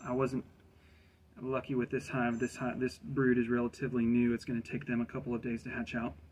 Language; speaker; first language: English; native; English